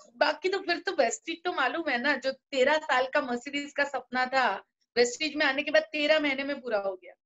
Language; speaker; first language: Hindi; non-native, local second language; Gujarati